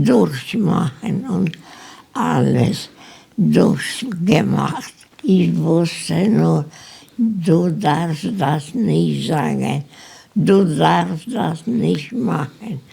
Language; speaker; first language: German; non-native, learner; Polish